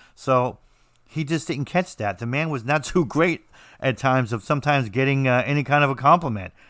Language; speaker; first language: English; native; English